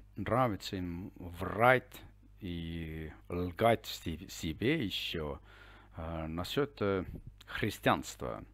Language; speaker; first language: Russian; non-native, fluent; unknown